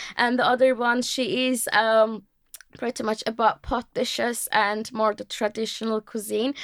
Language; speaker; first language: English; non-native, fluent; Turkish